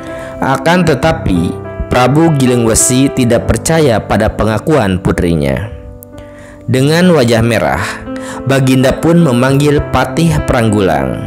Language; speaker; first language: Indonesian; native; Indonesian